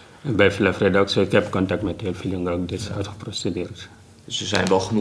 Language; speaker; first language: Dutch; non-native, learner; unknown